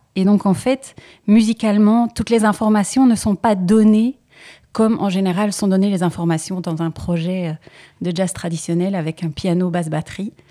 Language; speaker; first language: French; native; French